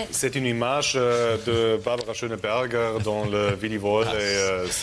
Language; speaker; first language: French; non-native, learner; German